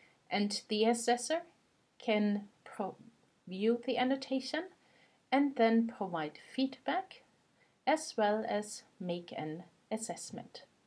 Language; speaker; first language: English; non-native, fluent; German